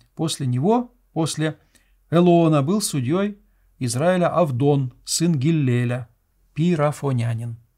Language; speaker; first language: Russian; native; Russian